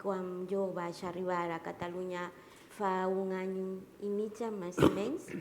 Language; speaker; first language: Catalan; non-native, learner; Spanish